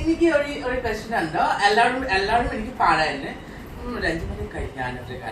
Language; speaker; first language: Malayalam; non-native, learner; Assamese